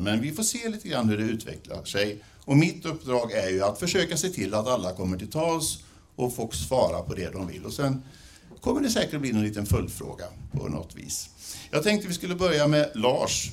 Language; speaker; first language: Swedish; native; Swedish